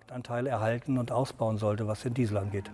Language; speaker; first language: German; native; German